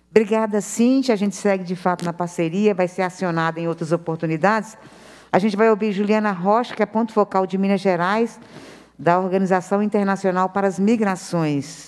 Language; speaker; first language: Portuguese; native; Portuguese